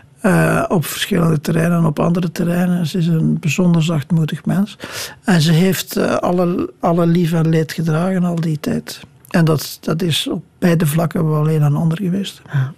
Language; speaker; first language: Dutch; native; Dutch